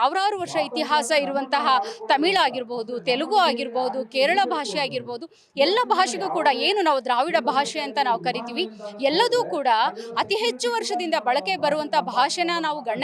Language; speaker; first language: Kannada; native; Kannada